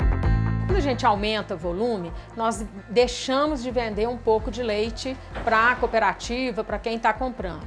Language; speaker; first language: Portuguese; native; Portuguese